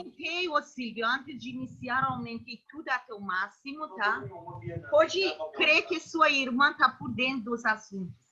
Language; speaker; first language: Portuguese; native; Portuguese